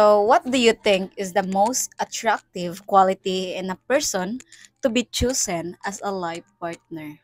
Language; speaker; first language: English; non-native, local second language; Cebuano